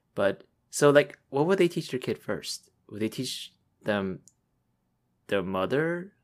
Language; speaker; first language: English; early bilingual, other home language; Korean